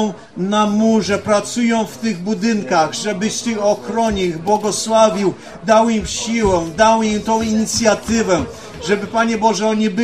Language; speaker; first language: Polish; early bilingual, heritage; Polish